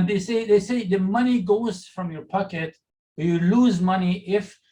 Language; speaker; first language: English; non-native, fluent; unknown